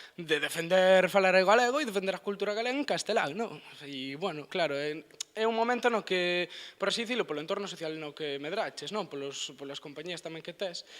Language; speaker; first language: Galician; non-native, local second language; Spanish